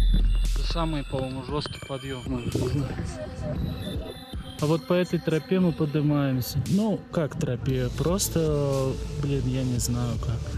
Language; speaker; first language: Russian; native; Russian